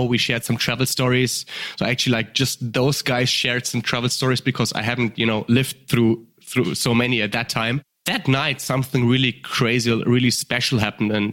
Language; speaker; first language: English; non-native, fluent; German